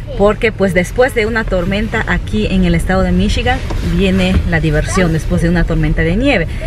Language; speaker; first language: Spanish; native; Spanish